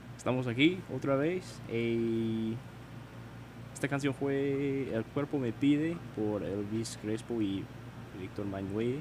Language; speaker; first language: Spanish; non-native, learner; English